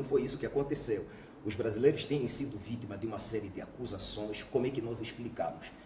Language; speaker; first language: Portuguese; native; Portuguese